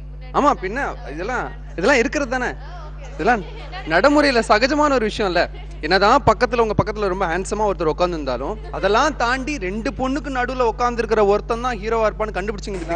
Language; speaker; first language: Tamil; native; Tamil